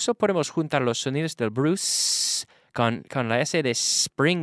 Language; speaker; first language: Spanish; non-native, fluent; English